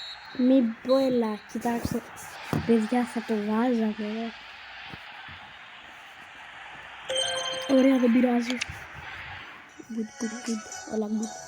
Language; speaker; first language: Greek; native; Greek